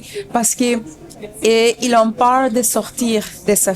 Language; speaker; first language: French; non-native, fluent; Spanish